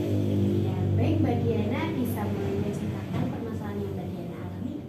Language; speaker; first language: Indonesian; native; Indonesian